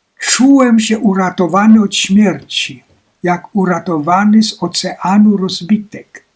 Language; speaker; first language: Polish; native; Polish